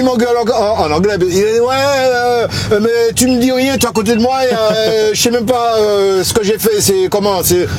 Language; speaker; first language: French; native; French